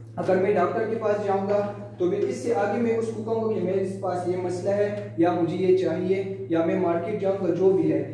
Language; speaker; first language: Urdu; non-native, local second language; Pashto